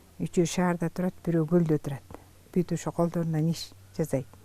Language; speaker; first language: Kyrgyz; native; Kyrgyz